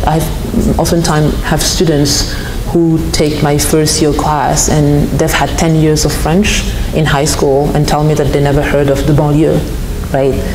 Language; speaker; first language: English; non-native, fluent; French